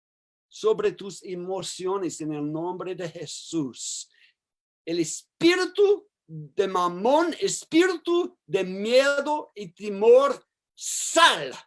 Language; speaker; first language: Spanish; non-native, learner; English